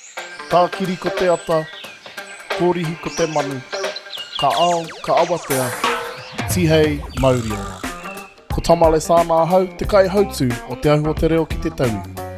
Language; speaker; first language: Māori; non-native, local second language; English